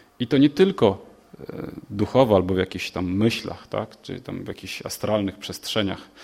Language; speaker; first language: Polish; native; Polish